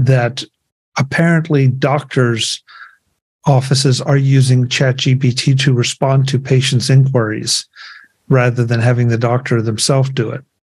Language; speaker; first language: English; native; English